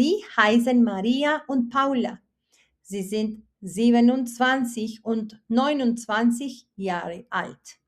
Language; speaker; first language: German; non-native, fluent; Spanish